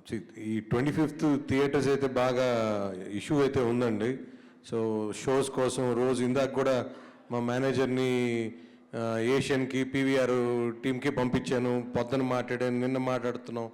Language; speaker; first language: Telugu; native; Telugu